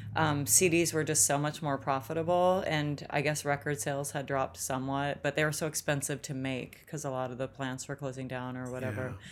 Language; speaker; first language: English; native; English